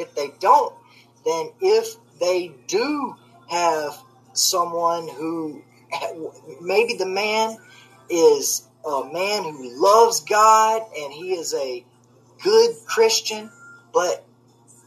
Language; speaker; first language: English; native; English